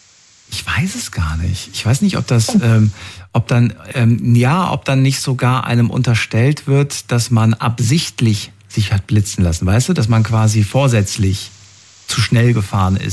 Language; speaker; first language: German; native; German